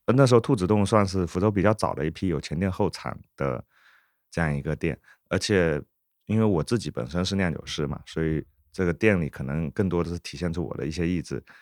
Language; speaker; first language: Chinese; native; Chinese